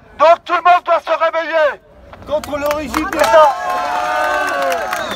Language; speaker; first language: French; native; French